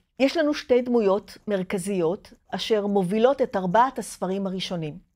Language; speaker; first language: Hebrew; native; Hebrew